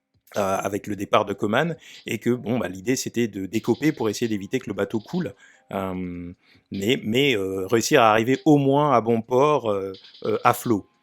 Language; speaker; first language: French; native; French